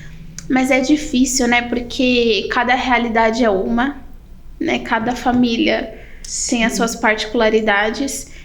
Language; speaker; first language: Portuguese; native; Portuguese